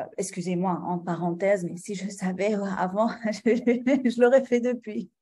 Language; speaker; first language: French; non-native, local second language; Arabic